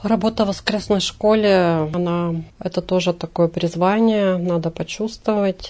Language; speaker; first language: Russian; native; Russian